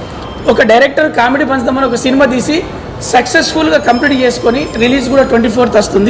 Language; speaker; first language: Telugu; native; Telugu